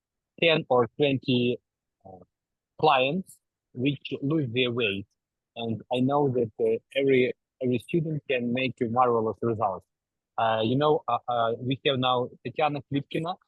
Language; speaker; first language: English; non-native, learner; Ukrainian